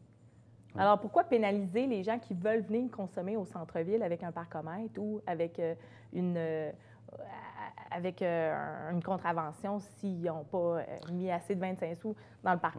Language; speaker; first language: French; native; French